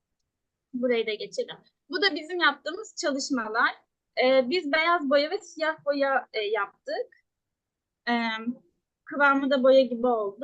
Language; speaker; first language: Turkish; native; Turkish